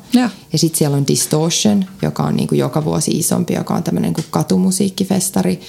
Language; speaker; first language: Finnish; native; Finnish